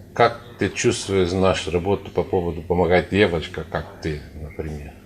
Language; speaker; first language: Russian; non-native, learner; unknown